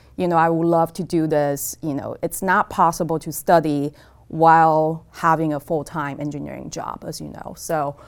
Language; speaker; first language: English; non-native, fluent; Chinese